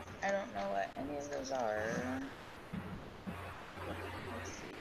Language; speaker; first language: English; native; English